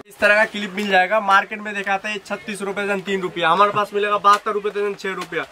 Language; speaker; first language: Hindi; non-native, local second language; Bangla